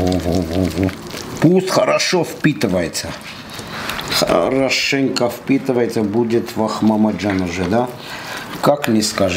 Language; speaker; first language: Russian; non-native, fluent; Armenian